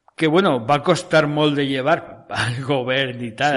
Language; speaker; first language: Spanish; non-native, local second language; Catalan